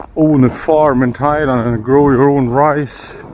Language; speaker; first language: English; non-native, fluent; Swedish